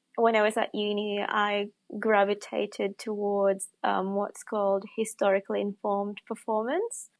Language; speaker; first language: English; non-native, fluent; Indonesian